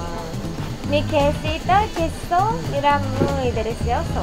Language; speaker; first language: Spanish; non-native, learner; Japanese